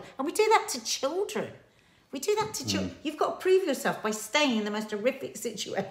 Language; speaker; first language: English; native; English